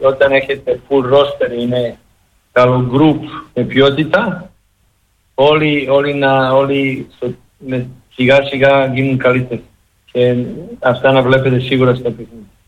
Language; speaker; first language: Greek; non-native, learner; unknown